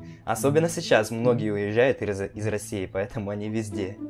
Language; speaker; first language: Russian; non-native, fluent; Portuguese